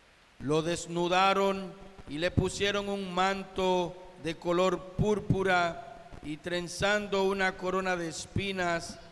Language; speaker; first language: Spanish; native; Spanish